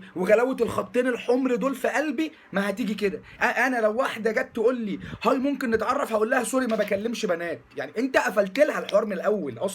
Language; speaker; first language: Arabic; native; Arabic